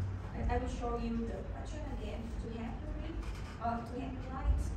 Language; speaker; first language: English; non-native, learner; Vietnamese